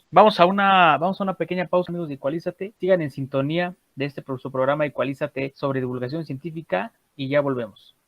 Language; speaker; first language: Spanish; native; Spanish